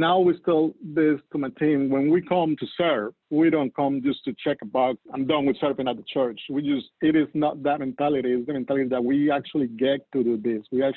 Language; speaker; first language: English; non-native, fluent; Spanish